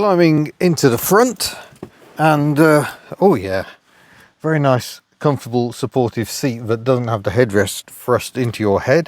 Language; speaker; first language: English; native; English